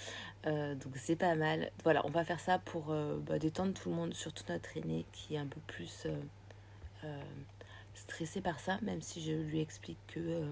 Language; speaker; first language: French; native; French